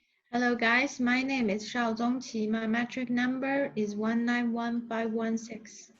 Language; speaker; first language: English; non-native, learner; Chinese